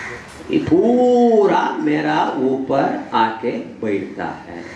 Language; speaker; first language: Hindi; non-native, learner; English